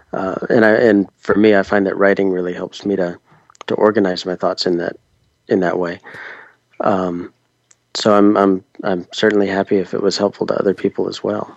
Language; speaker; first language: English; native; English